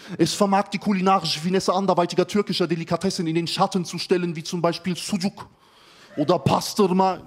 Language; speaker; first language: German; early bilingual, other home language; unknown